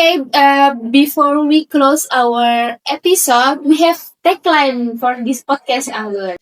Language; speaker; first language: English; non-native, learner; Indonesian